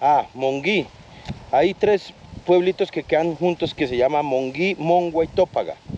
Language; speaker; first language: Spanish; native; Spanish